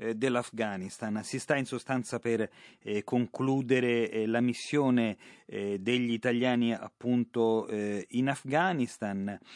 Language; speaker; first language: Italian; native; Italian